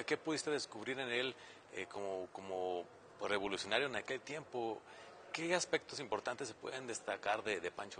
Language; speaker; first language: Spanish; native; Spanish